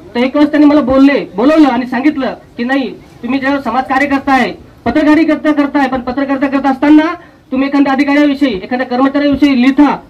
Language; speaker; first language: Marathi; native; Marathi